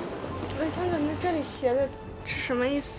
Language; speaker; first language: Chinese; non-native, learner; Ukrainian